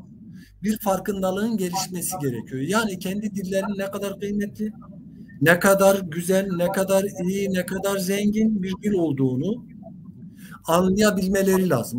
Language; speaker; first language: Turkish; non-native, local second language; Zaza